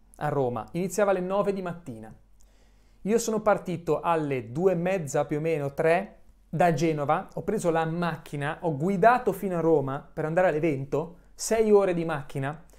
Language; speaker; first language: Italian; native; Italian